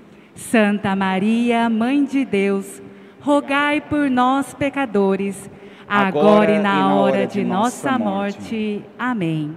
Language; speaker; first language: Portuguese; native; Portuguese